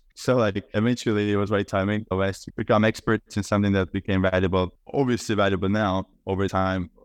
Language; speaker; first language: English; non-native, fluent; Estonian